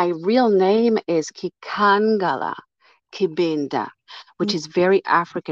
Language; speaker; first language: English; non-native, fluent; French